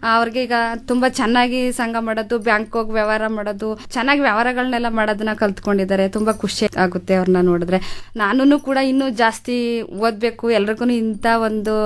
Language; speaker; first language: Kannada; native; Kannada